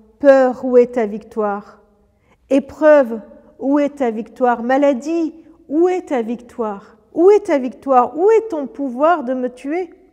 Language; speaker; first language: French; early bilingual, other home language; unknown